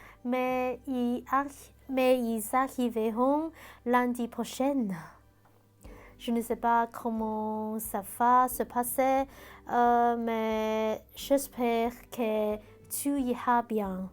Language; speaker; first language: French; non-native, learner; Cantonese